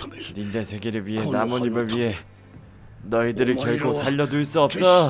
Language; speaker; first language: Korean; native; Korean